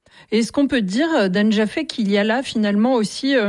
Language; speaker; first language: French; native; French